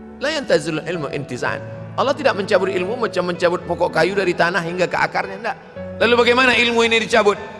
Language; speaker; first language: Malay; native; Malay